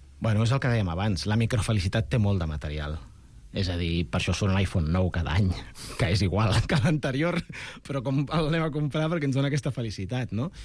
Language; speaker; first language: Catalan; non-native, local second language; Spanish